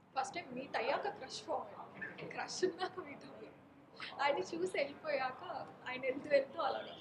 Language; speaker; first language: Telugu; non-native, local second language; Marathi